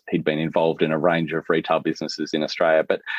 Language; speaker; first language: English; native; English